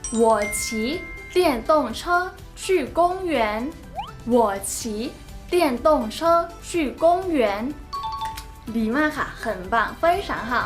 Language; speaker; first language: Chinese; non-native, fluent; Thai